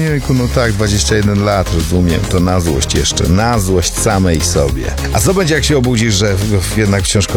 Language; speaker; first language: Polish; native; Polish